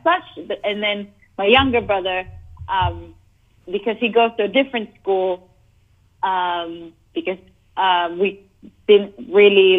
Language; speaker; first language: English; non-native, local second language; Cebuano